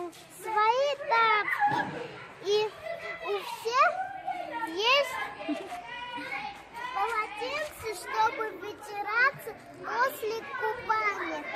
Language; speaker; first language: Russian; non-native, learner; Armenian